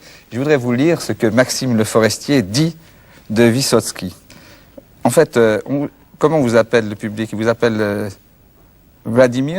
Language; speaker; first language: French; native; French